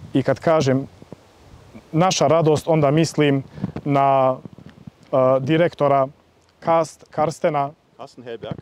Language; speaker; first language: Croatian; early bilingual, heritage; Serbian